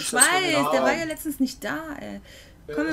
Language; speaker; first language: German; native; German